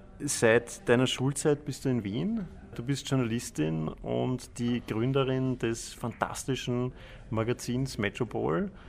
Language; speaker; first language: German; native; German